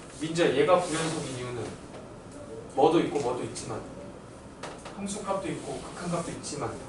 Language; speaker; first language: Korean; native; Korean